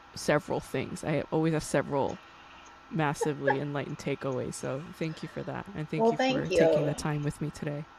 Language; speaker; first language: English; non-native, fluent; Korean